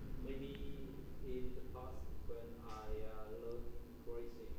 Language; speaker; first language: English; non-native, learner; Vietnamese